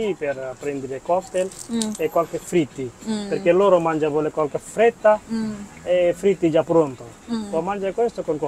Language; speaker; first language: Italian; non-native, learner; Bangla